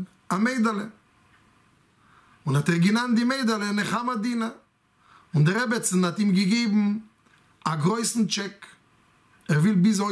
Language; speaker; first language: German; non-native, fluent; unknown